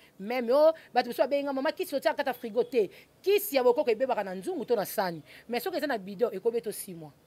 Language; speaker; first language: Lingala; native; Lingala